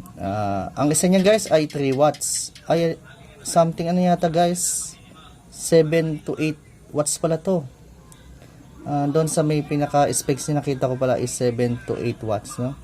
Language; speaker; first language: Filipino; non-native, local second language; Bikol